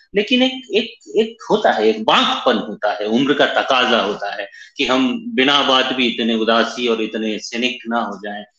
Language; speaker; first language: Hindi; native; Hindi